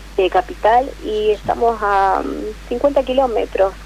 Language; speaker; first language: Spanish; native; Spanish